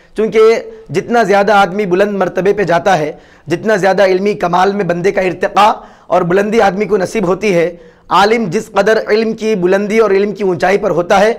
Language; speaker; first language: Urdu; native; Urdu